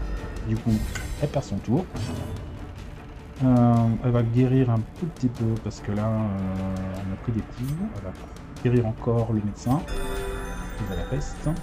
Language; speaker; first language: French; native; French